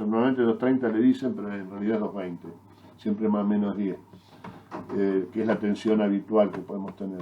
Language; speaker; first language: Spanish; native; Spanish